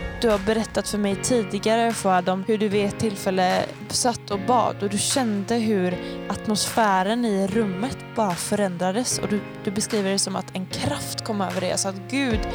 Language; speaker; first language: Swedish; native; Swedish